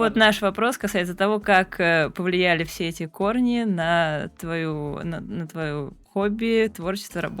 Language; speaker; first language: Russian; native; Russian